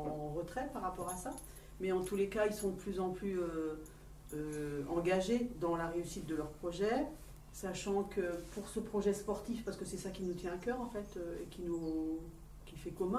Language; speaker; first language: French; native; French